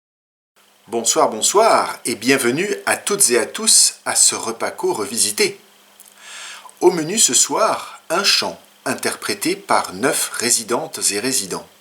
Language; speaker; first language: French; native; French